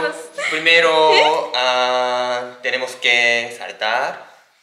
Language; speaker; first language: Spanish; non-native, learner; Japanese